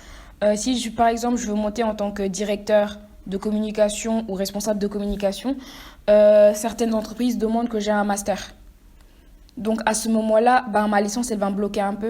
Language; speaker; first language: French; non-native, local second language; Wolof